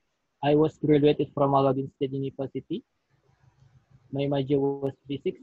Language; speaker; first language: English; non-native, learner; Indonesian